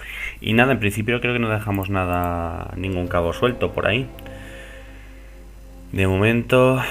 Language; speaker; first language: Spanish; native; Spanish